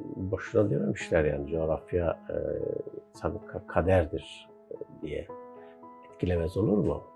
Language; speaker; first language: Turkish; native; Turkish